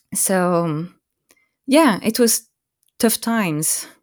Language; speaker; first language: English; non-native, fluent; French